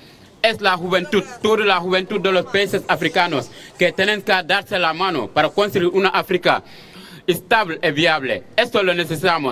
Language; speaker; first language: Spanish; non-native, fluent; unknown